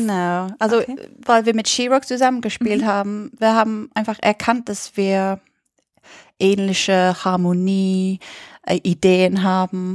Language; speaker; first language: German; non-native, fluent; English